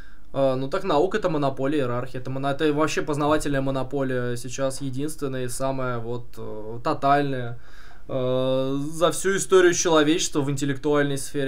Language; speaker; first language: Russian; native; Russian